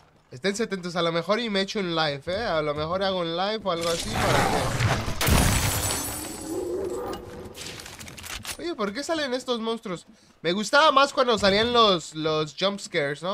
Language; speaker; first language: Spanish; early bilingual, heritage; Spanish